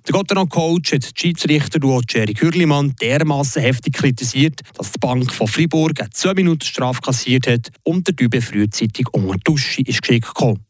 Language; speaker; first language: German; native; German